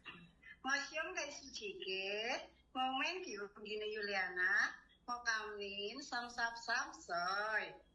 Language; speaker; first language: Cantonese; non-native, learner; Indonesian